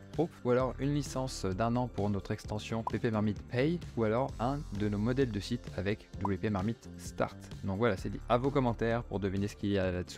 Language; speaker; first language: French; native; French